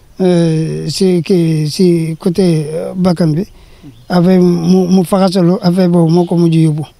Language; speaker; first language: Wolof; non-native, fluent; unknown